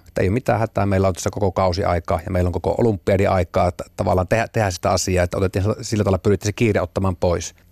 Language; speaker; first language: Finnish; native; Finnish